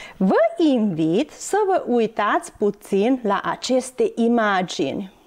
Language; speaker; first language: Romanian; non-native, local second language; Hungarian